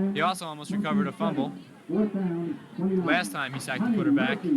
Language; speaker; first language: English; native; English